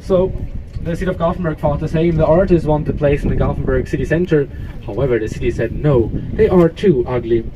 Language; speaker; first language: English; non-native, fluent; Swedish